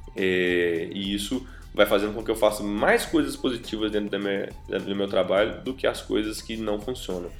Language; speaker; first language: Portuguese; native; Portuguese